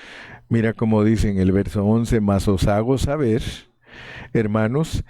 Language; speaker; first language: Spanish; native; Spanish